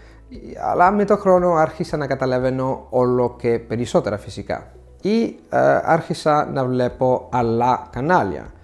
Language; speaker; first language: Greek; non-native, fluent; Italian